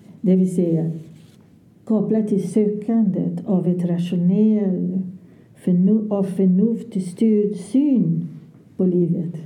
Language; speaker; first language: Swedish; non-native, fluent; Portuguese